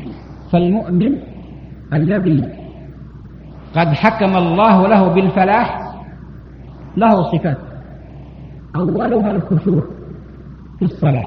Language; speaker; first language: Arabic; native; Arabic